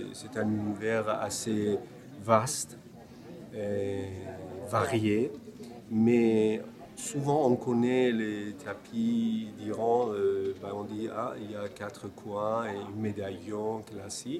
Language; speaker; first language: French; non-native, fluent; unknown